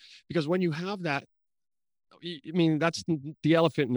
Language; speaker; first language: English; early bilingual, other home language; Portuguese